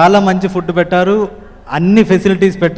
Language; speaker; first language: Telugu; non-native, learner; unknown